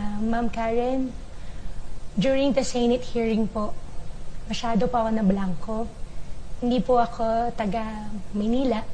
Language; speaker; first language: Filipino; non-native, local second language; Chinese